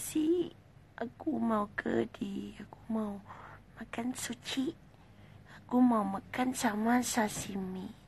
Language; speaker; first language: Indonesian; non-native, learner; Thai